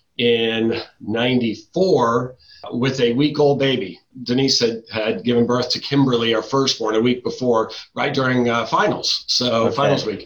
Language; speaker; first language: English; early bilingual, other home language; Dutch